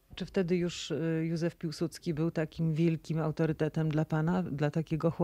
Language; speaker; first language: Polish; native; Polish